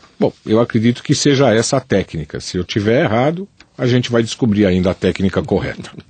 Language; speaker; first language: Portuguese; native; Portuguese